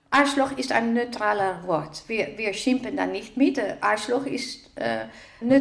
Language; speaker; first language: German; non-native, fluent; Dutch